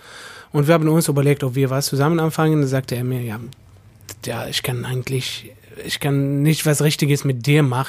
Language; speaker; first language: German; non-native, fluent; Arabic